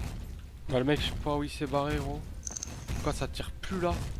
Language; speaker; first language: French; native; French